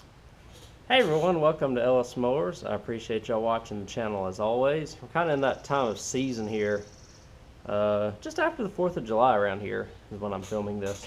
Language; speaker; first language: English; native; English